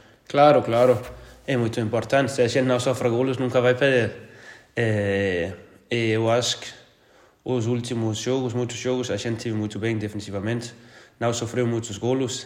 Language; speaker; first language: Portuguese; non-native, learner; Danish